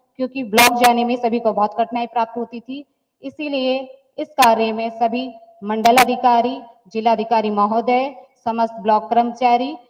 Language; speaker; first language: Hindi; native; Hindi